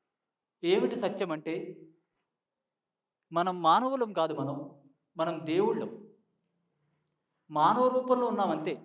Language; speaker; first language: Telugu; native; Telugu